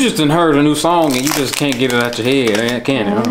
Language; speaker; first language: English; native; English